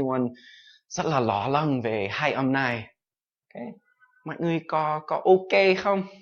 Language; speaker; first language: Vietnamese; non-native, fluent; English